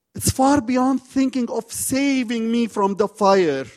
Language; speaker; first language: English; non-native, fluent; Arabic